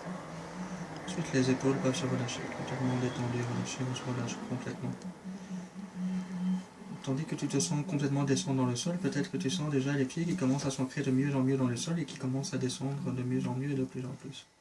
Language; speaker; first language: French; native; French